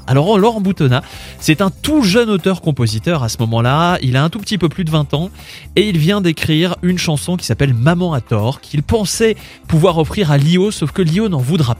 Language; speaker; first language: French; native; French